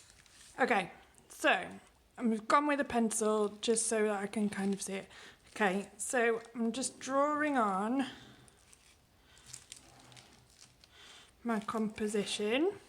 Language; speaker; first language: English; native; English